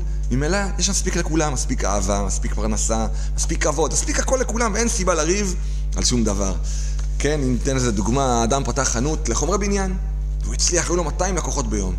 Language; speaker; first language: Hebrew; native; Hebrew